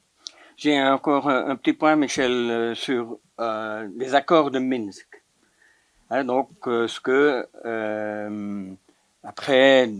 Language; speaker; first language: French; non-native, local second language; Dutch